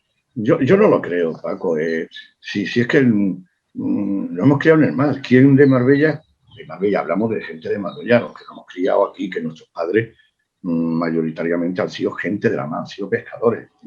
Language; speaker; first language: Spanish; native; Spanish